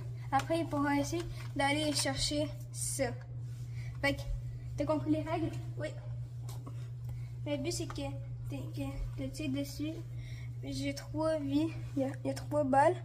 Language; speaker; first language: French; native; French